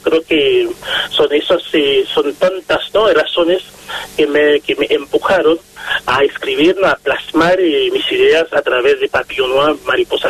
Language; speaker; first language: Spanish; non-native, fluent; Haitian Creole